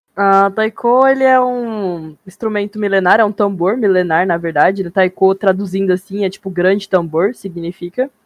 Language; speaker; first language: Portuguese; early bilingual, heritage; Japanese